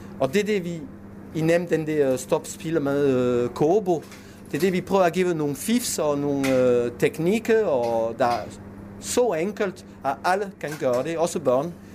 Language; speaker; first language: Danish; non-native, fluent; French